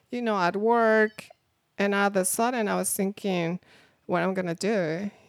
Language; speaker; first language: English; non-native, fluent; Spanish